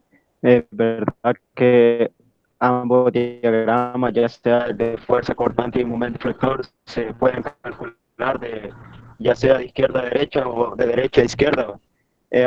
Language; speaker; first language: Spanish; native; Spanish